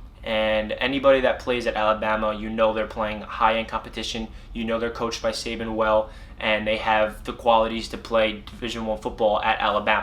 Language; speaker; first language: English; native; English